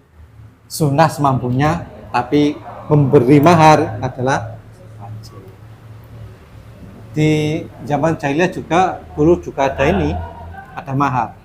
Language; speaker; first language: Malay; non-native, local second language; Javanese